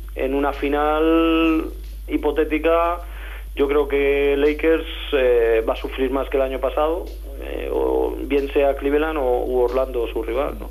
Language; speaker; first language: Spanish; native; Spanish